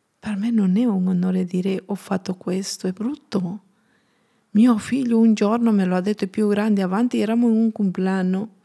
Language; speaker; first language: Italian; non-native, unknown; Spanish